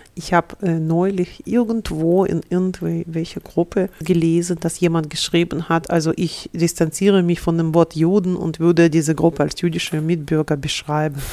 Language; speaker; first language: German; non-native, fluent; Russian